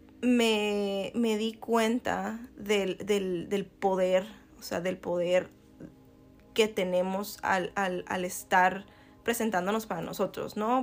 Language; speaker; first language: Spanish; native; Spanish